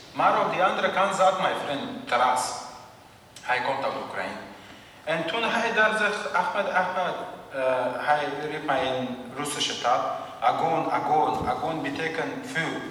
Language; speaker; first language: Dutch; non-native, learner; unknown